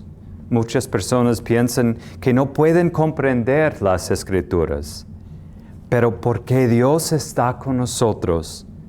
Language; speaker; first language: Spanish; non-native, fluent; English